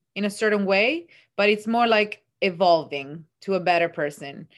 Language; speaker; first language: English; non-native, fluent; Italian